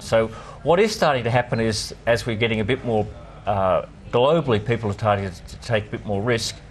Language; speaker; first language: English; native; English